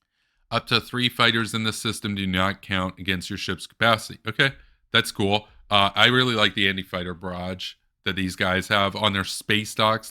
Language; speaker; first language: English; native; English